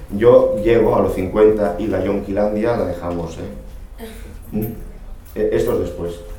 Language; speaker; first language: Spanish; non-native, local second language; Catalan